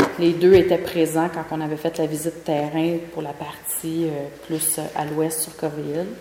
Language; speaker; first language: French; native; French